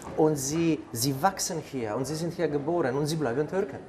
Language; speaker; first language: German; non-native, fluent; Polish